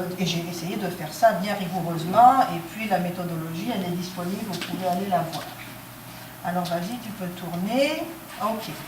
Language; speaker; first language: French; non-native, local second language; Arabic